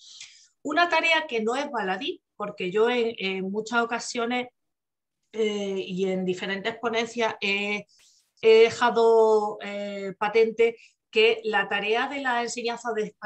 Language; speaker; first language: Spanish; native; Spanish